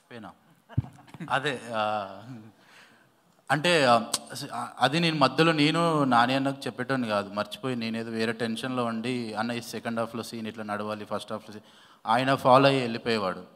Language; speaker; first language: Telugu; native; Telugu